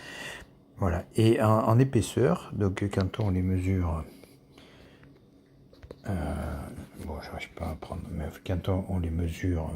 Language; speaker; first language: French; native; French